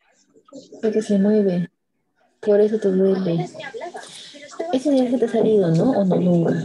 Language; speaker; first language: Spanish; native; Spanish